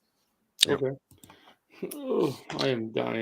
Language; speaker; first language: English; native; English